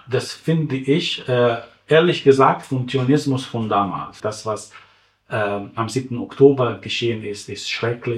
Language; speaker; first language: German; non-native, fluent; Arabic